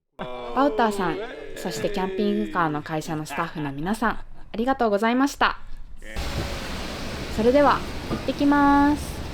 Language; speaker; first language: Japanese; native; Japanese